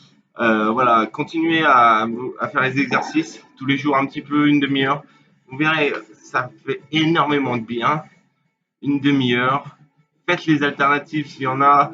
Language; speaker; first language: French; native; French